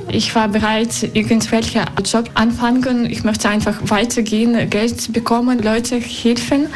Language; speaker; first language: German; non-native, learner; Russian